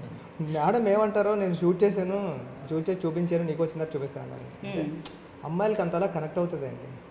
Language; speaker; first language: Telugu; native; Telugu